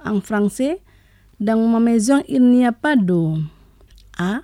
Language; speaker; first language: French; non-native, fluent; Indonesian